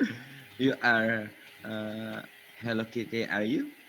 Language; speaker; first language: English; non-native, learner; Indonesian